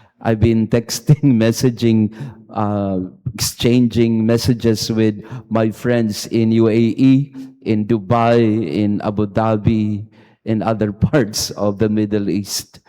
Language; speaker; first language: English; non-native, local second language; Filipino